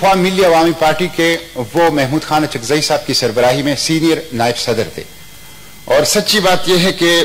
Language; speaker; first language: Urdu; non-native, local second language; Pashto